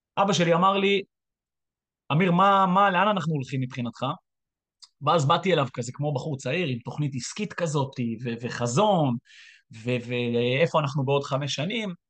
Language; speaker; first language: Hebrew; native; Hebrew